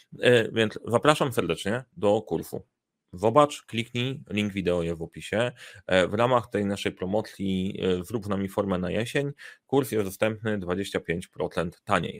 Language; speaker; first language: Polish; native; Polish